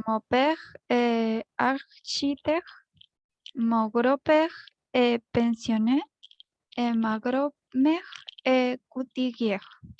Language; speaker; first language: French; non-native, learner; Spanish